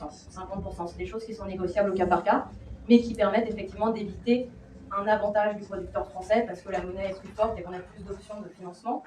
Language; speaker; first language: French; native; French